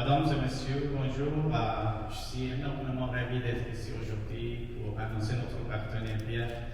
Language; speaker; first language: French; non-native, fluent; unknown